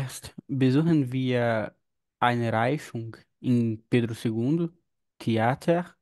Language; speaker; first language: German; non-native, learner; Portuguese